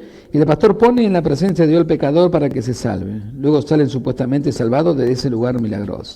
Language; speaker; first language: Spanish; native; Spanish